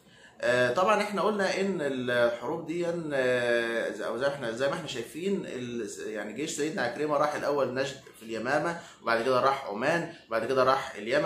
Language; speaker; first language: Arabic; native; Arabic